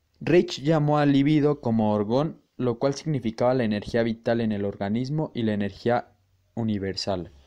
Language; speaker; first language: Spanish; native; Spanish